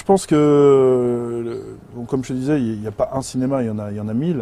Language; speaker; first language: French; native; French